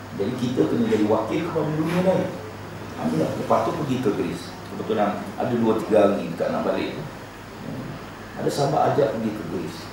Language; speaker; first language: Malay; native; Malay